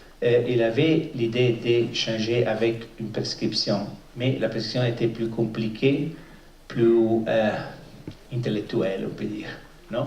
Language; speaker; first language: French; non-native, fluent; Italian